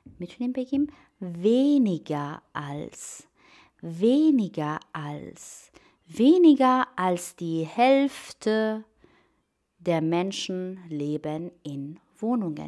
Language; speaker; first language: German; non-native, fluent; Persian